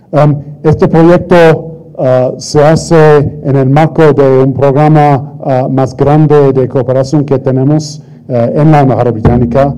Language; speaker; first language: Spanish; non-native, fluent; English